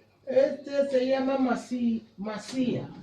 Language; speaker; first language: Spanish; non-native, learner; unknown